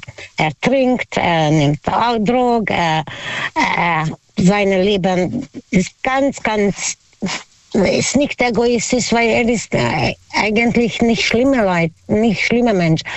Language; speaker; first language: German; non-native, learner; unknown